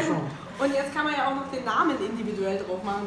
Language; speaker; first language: German; native; German